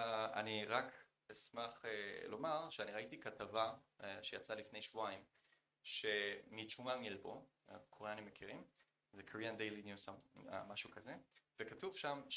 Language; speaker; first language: Hebrew; non-native, fluent; Korean